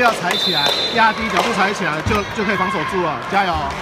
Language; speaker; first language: Chinese; native; Chinese